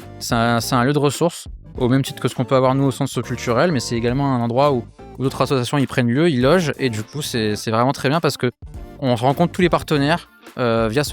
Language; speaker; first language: French; native; French